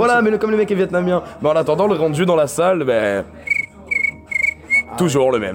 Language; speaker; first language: French; native; French